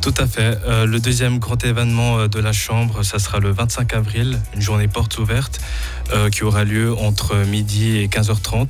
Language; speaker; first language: French; native; French